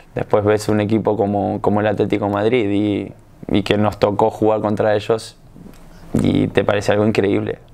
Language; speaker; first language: Spanish; native; Spanish